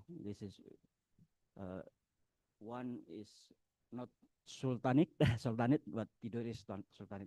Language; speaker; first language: English; non-native, learner; Indonesian